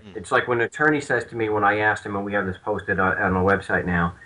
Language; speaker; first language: English; native; English